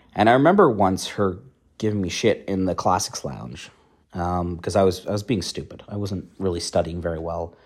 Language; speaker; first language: English; native; English